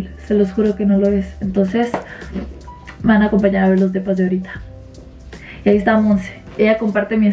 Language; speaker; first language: Spanish; native; Spanish